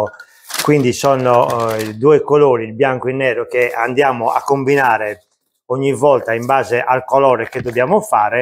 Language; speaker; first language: Italian; native; Italian